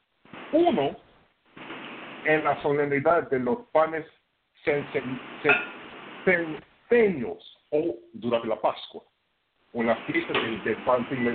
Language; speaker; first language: Spanish; non-native, fluent; English